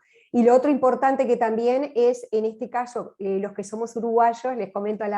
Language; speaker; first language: Spanish; native; Spanish